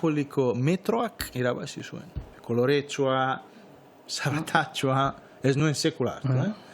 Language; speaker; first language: Basque; non-native, fluent; Italian